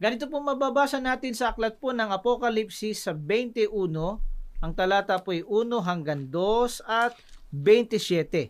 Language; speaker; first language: Filipino; native; Filipino